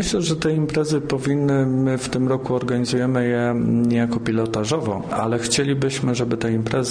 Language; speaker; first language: Polish; native; Polish